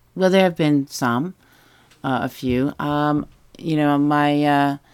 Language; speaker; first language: English; native; English